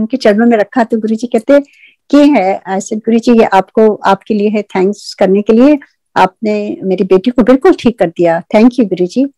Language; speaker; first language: Hindi; native; Hindi